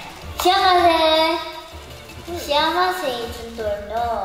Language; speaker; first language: Japanese; non-native, learner; Korean